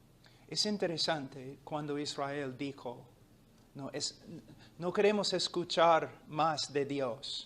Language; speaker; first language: Spanish; non-native, fluent; English